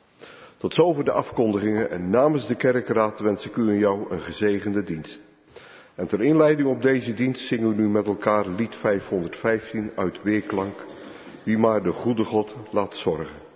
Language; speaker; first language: Dutch; native; Dutch